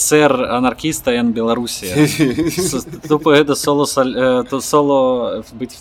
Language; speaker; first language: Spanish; non-native, learner; Russian